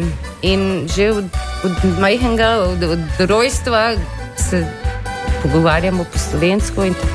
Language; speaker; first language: Slovenian; early bilingual, heritage; Slovenian